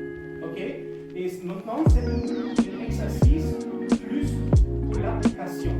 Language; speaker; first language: French; non-native, fluent; German